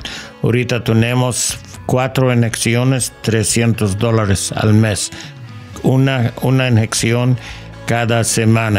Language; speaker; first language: Spanish; non-native, fluent; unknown